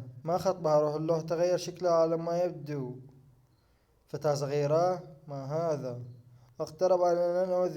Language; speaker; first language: Arabic; native; Arabic